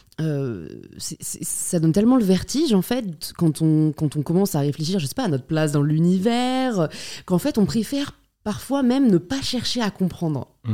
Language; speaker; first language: French; native; French